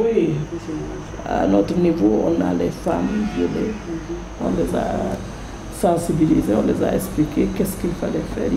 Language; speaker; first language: French; non-native, local second language; Fula